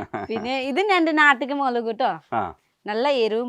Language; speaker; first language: Malayalam; non-native, learner; Nepali